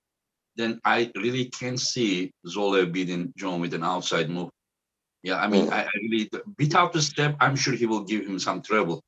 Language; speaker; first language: English; non-native, fluent; Turkish